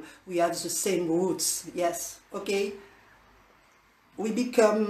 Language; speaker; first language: English; non-native, learner; French